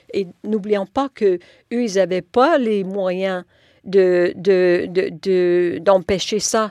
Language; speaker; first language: French; non-native, local second language; English